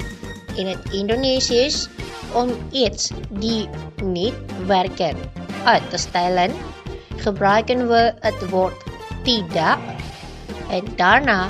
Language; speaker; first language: Dutch; non-native, fluent; Indonesian